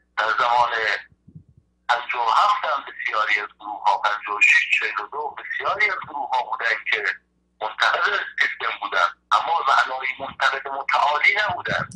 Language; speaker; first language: Persian; non-native, local second language; Azerbaijani